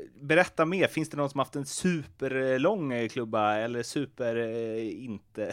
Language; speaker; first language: Swedish; native; Swedish